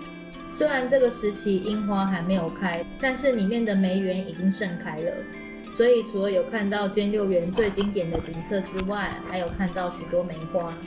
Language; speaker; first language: Chinese; native; Chinese